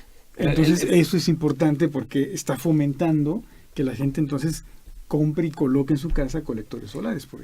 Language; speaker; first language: Spanish; native; Spanish